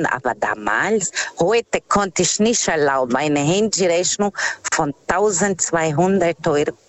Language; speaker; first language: German; non-native, fluent; Portuguese